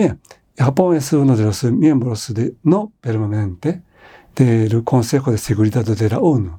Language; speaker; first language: Spanish; non-native, fluent; Japanese